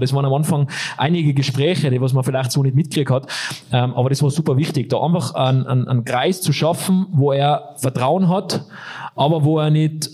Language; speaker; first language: German; native; German